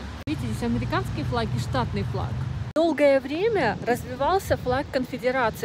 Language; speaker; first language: Russian; native; Russian